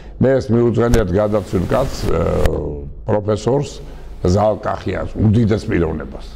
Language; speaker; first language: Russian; non-native, local second language; Georgian